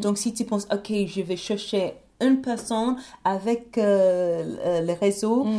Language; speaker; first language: French; non-native, learner; English